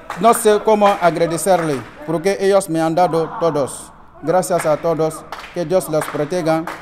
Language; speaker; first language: Spanish; non-native, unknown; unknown